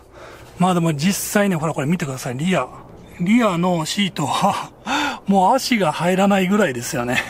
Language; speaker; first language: Japanese; native; Japanese